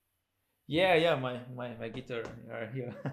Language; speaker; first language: English; non-native, learner; Portuguese